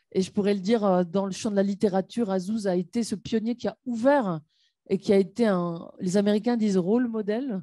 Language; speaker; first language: French; native; French